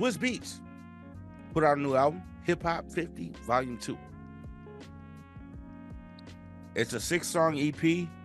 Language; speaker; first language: English; native; English